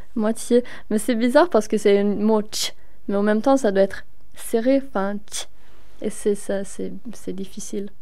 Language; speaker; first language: French; non-native, fluent; Swedish